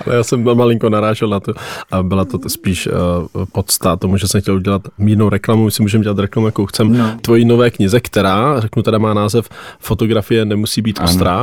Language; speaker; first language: Czech; native; Czech